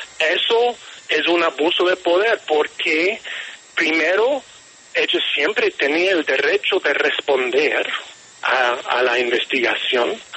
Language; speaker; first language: Spanish; non-native, fluent; English